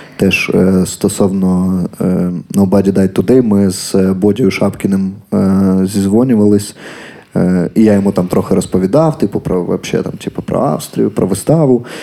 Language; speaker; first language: Ukrainian; native; Ukrainian